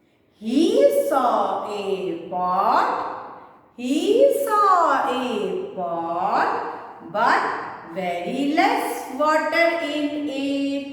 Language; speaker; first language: English; non-native, local second language; Hindi